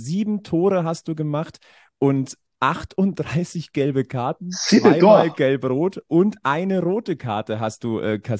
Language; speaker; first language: German; native; German